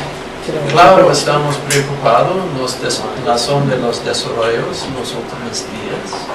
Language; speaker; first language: Spanish; non-native, fluent; English